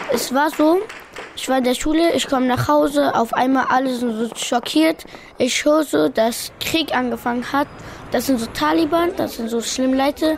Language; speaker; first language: German; early bilingual, other home language; Pashto